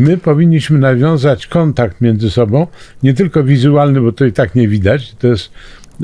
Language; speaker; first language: Polish; native; Polish